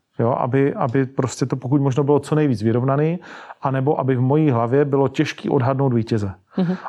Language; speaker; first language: Czech; native; Czech